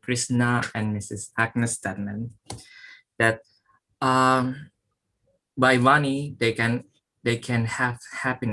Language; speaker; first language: English; non-native, learner; Indonesian